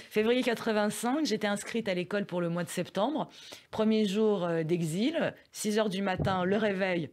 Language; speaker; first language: French; early bilingual, other home language; Persian